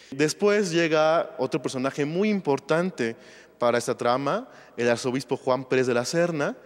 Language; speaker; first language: Spanish; native; Spanish